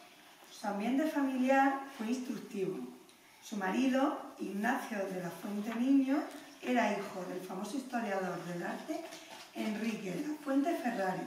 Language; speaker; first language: Spanish; native; Spanish